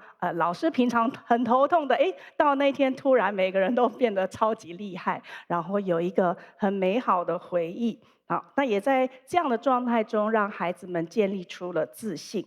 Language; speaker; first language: Chinese; native; Chinese